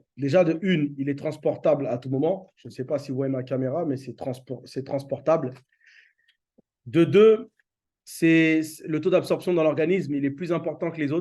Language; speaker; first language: French; native; French